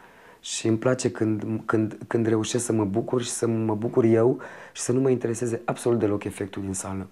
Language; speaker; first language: Romanian; native; Romanian